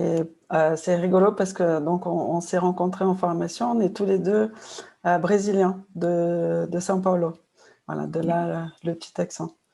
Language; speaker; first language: French; non-native, fluent; Portuguese